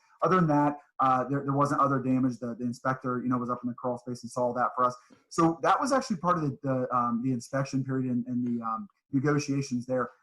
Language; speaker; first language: English; native; English